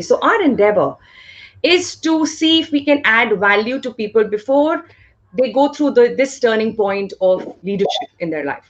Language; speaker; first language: English; non-native, local second language; Hindi